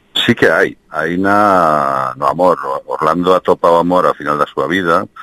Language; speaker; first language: Galician; early bilingual, heritage; Galician